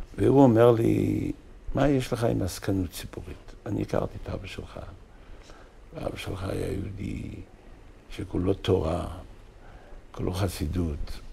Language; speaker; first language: Hebrew; native; Hebrew